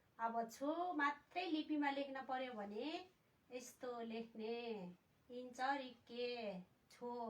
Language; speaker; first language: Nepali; non-native, local second language; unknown